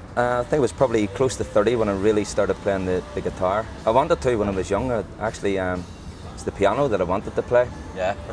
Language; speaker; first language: English; native; English